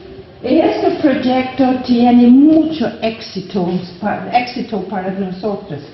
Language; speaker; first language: Spanish; non-native, fluent; English